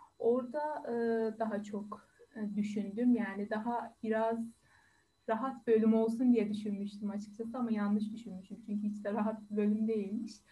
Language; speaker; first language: Turkish; non-native, fluent; Persian